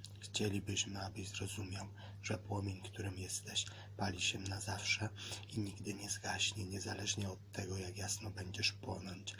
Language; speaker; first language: Polish; native; Polish